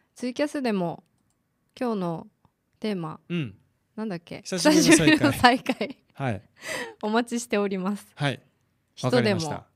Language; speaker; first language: Japanese; native; Japanese